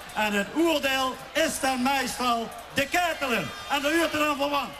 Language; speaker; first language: Dutch; native; Dutch